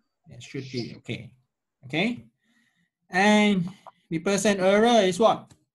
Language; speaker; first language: English; non-native, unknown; Thai